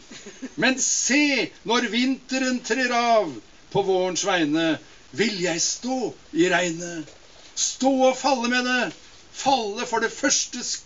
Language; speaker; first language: Norwegian; native; Norwegian